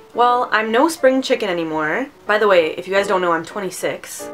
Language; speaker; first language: English; early bilingual, other home language; Romanian